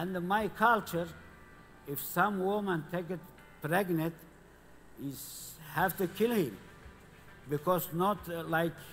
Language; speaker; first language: English; non-native, learner; Kurdish